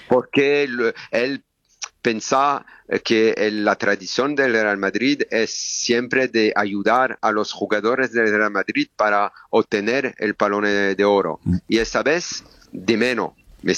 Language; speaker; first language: Spanish; non-native, learner; French